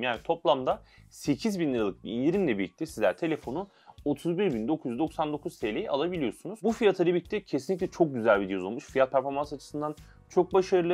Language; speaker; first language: Turkish; native; Turkish